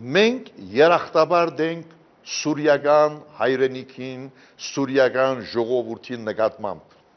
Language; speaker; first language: Armenian; early bilingual, heritage; Armenian